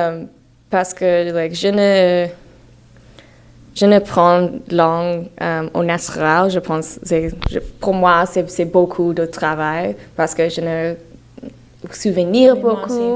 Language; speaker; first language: French; non-native, learner; English